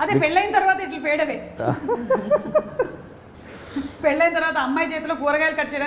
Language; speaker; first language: Telugu; native; Telugu